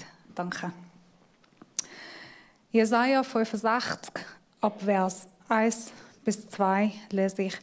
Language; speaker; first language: German; non-native, fluent; Persian